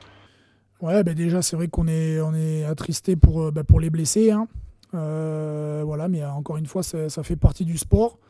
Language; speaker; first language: French; native; French